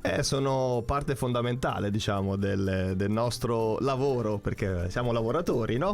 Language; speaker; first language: Italian; native; Italian